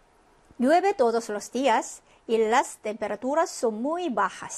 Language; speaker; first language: Spanish; non-native, fluent; Korean